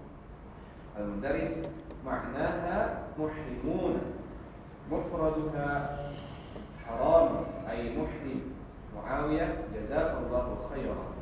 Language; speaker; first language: Arabic; non-native, learner; Indonesian